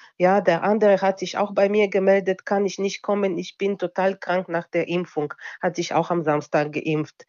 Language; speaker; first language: German; non-native, local second language; Bulgarian